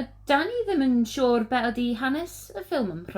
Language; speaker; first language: Welsh; non-native, learner; English